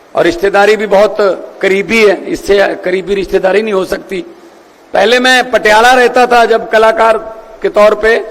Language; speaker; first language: Hindi; non-native, local second language; Punjabi